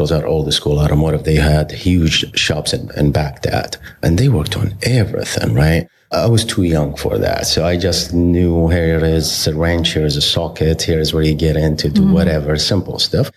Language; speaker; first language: English; non-native, fluent; Arabic